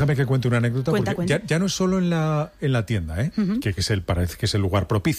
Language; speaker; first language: Spanish; native; Spanish